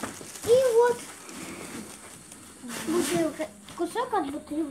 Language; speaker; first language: Russian; native; Russian